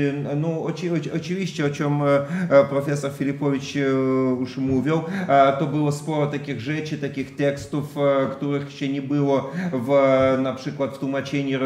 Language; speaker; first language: Polish; non-native, fluent; Russian